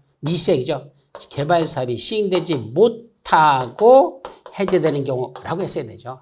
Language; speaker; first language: Korean; native; Korean